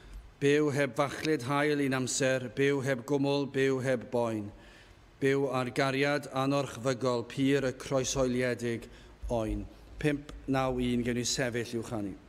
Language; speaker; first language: Welsh; native; Welsh